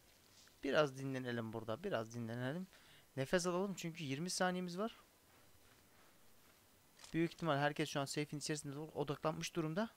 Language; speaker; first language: Turkish; native; Turkish